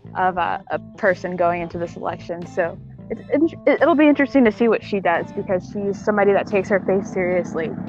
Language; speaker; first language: English; native; English